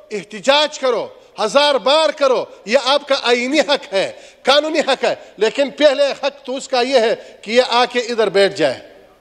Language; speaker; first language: Urdu; non-native, local second language; Pashto